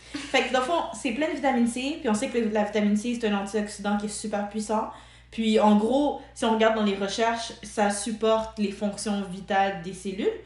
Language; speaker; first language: French; early bilingual, other home language; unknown